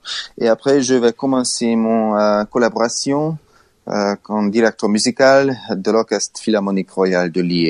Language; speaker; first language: French; non-native, learner; Hungarian